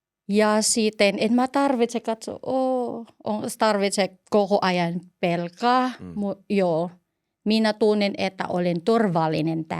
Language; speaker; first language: Finnish; non-native, learner; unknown